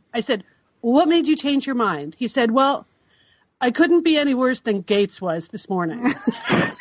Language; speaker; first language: English; native; English